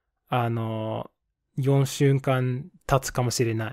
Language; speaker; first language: Japanese; non-native, fluent; English